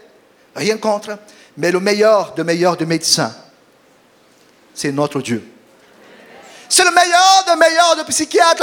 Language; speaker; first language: French; non-native, fluent; Portuguese